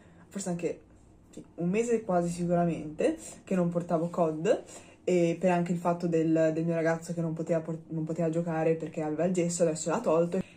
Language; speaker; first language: Italian; native; Italian